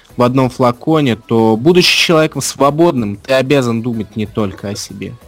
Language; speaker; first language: Russian; non-native, fluent; English